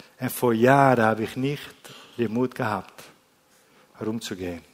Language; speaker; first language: German; non-native, learner; Dutch